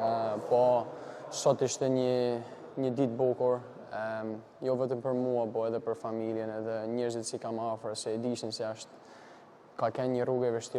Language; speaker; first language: Albanian; early bilingual, heritage; Albanian